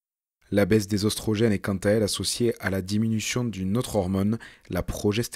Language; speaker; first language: French; native; French